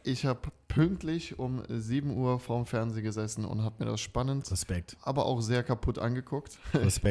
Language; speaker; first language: German; native; German